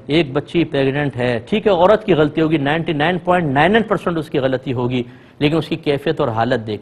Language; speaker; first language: Urdu; native; Urdu